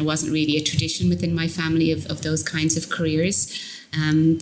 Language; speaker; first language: English; native; English